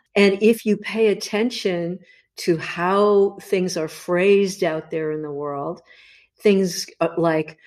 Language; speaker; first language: English; native; English